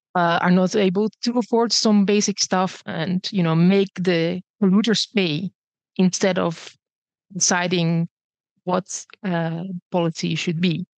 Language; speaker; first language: English; early bilingual, other home language; Bosnian